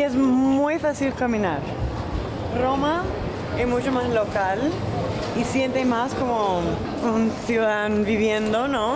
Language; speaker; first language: Spanish; non-native, learner; English